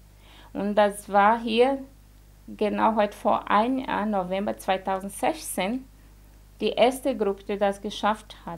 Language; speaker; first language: German; non-native, fluent; Portuguese